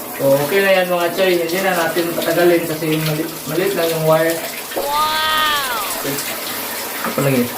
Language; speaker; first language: Filipino; non-native, local second language; Cebuano